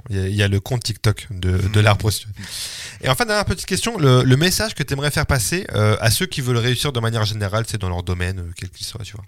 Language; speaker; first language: French; native; French